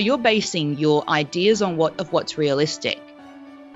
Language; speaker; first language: English; non-native, local second language; French